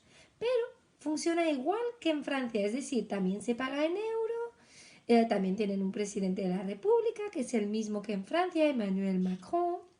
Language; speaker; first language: Spanish; non-native, fluent; French